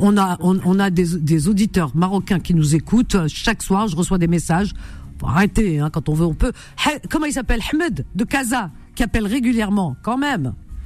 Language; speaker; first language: French; native; French